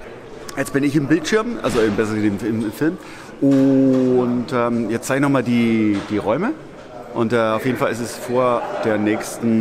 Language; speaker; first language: German; native; German